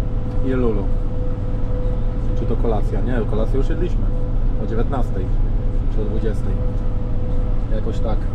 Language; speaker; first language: Polish; native; Polish